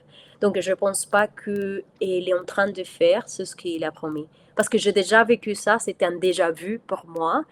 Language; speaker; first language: French; non-native, fluent; Spanish